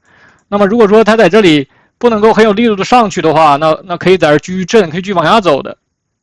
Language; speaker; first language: Chinese; native; Chinese